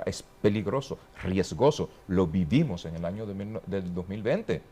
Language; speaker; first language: Spanish; native; Spanish